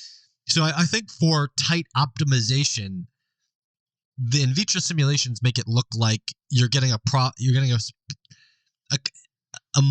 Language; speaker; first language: English; native; English